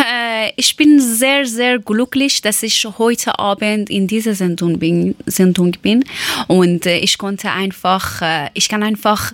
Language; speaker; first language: German; non-native, learner; Persian